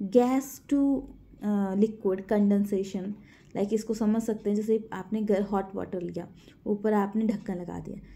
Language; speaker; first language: Hindi; native; Hindi